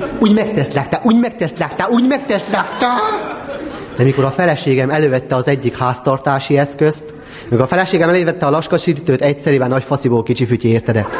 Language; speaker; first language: Hungarian; native; Hungarian